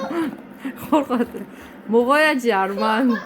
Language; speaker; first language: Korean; non-native, fluent; Kazakh